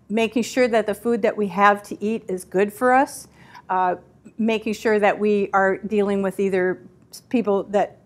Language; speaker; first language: English; native; English